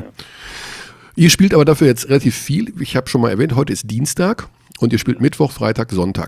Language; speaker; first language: German; native; German